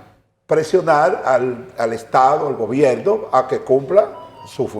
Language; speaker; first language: Spanish; native; Spanish